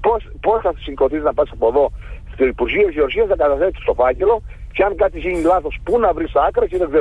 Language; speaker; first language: Greek; native; Greek